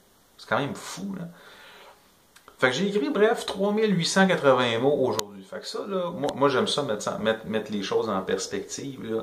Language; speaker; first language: French; native; French